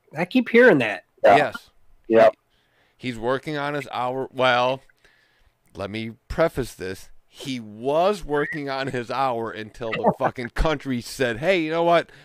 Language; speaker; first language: English; native; English